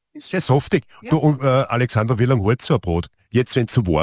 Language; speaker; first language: German; native; German